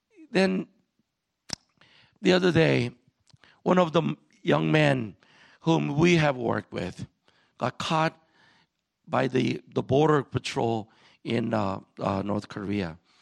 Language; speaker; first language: English; non-native, fluent; Korean